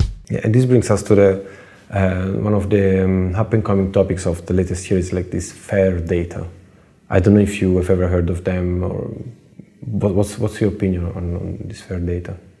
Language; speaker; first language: English; non-native, fluent; Italian